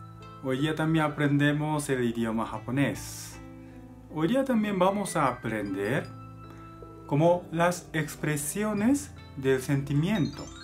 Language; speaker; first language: Spanish; non-native, learner; Japanese